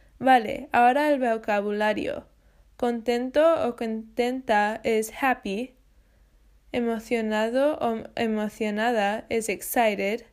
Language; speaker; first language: Spanish; non-native, fluent; English